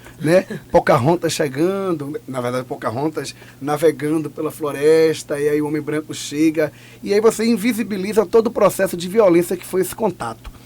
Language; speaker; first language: Portuguese; native; Portuguese